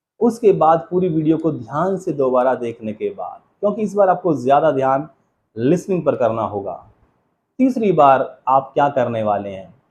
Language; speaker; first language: Hindi; native; Hindi